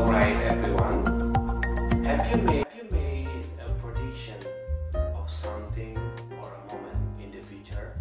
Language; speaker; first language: English; non-native, fluent; Indonesian